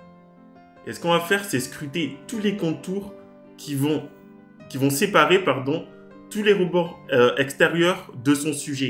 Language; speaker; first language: French; native; French